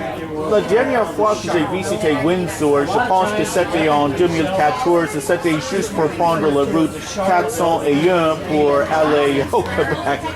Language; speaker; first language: French; early bilingual, heritage; English